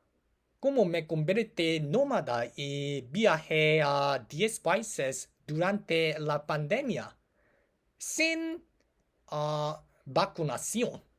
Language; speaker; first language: Spanish; non-native, learner; Korean